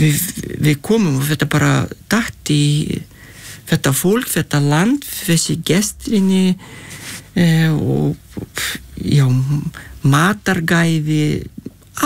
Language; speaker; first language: Icelandic; non-native, fluent; Lithuanian